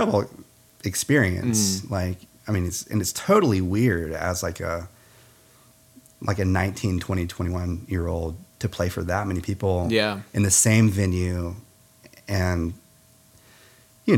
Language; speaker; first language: English; native; English